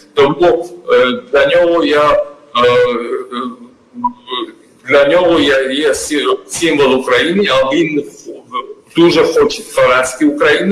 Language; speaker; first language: Ukrainian; non-native, learner; Georgian